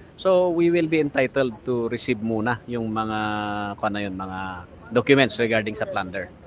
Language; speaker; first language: Filipino; native; Filipino